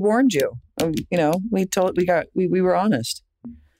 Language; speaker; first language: English; native; English